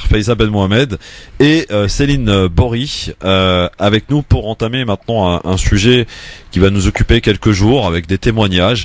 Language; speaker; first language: French; native; French